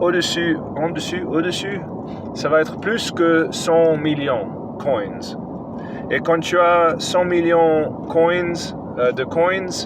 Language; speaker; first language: French; non-native, fluent; English